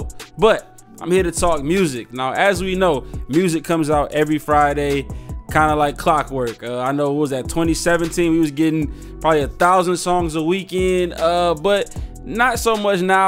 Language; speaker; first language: English; native; English